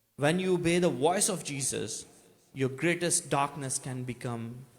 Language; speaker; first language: English; non-native, local second language; Urdu